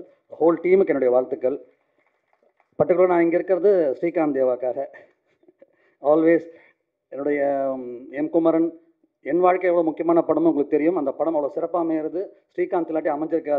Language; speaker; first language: Tamil; native; Tamil